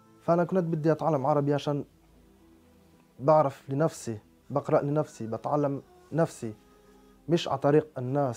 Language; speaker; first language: Arabic; non-native, fluent; French